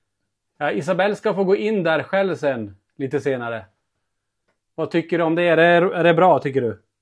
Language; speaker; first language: Swedish; native; Swedish